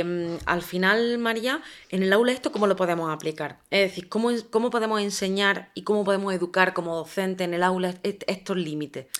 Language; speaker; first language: Spanish; native; Spanish